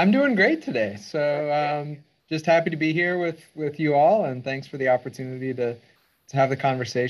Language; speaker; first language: English; native; English